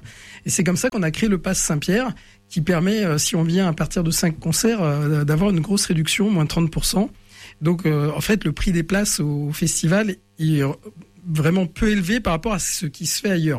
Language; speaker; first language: French; native; French